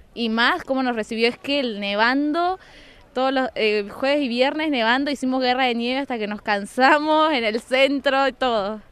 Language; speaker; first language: Spanish; native; Spanish